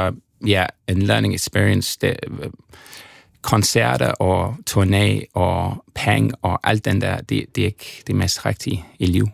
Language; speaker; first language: Danish; non-native, learner; English